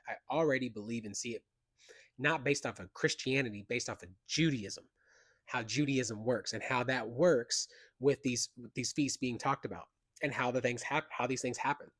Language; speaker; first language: English; native; English